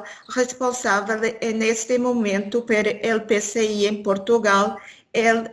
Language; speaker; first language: Spanish; non-native, learner; Portuguese